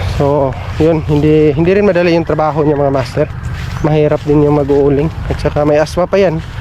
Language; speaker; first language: Filipino; non-native, local second language; Cebuano